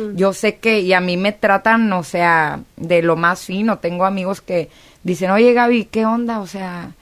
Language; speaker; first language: Spanish; native; Spanish